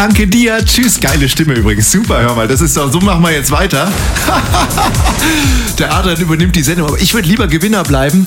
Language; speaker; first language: German; native; German